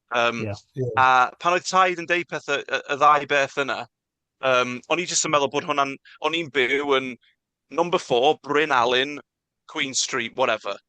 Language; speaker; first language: Welsh; non-native, local second language; English